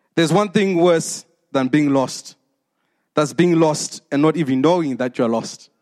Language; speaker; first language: English; non-native, local second language; Shona